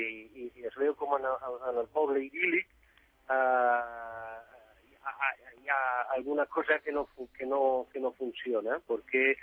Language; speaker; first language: Catalan; non-native, fluent; Italian